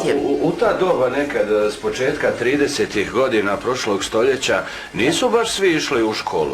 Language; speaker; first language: Bosnian; native; Bosnian